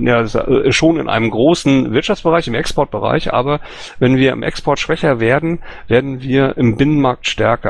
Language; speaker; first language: German; native; German